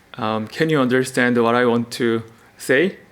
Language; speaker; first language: English; non-native, learner; Korean